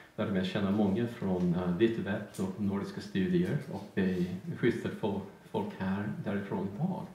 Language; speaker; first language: Swedish; non-native, fluent; English